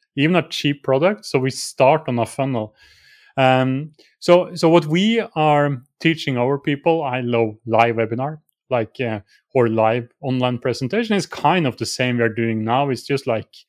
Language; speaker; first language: English; non-native, fluent; Norwegian